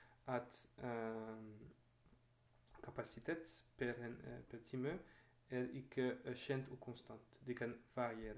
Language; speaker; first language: Norwegian; non-native, fluent; French